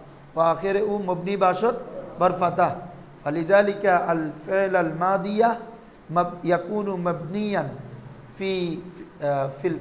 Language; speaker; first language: Arabic; non-native, fluent; Bangla